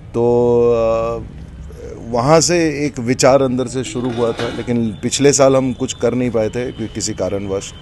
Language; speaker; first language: Hindi; native; Hindi